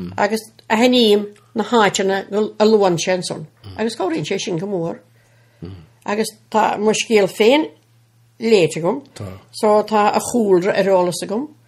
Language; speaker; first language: Irish; native; Irish